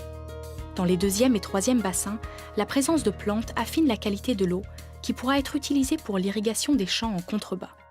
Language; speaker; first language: French; native; French